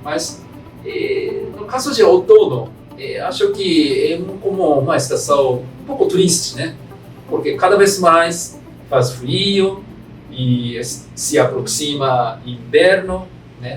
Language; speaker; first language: Portuguese; non-native, fluent; Japanese